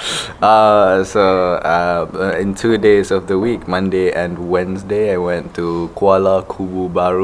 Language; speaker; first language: English; non-native, local second language; Malay